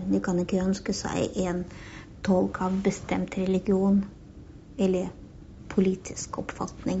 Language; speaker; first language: Norwegian; non-native, fluent; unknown